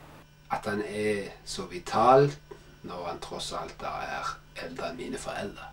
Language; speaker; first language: Norwegian; native; Norwegian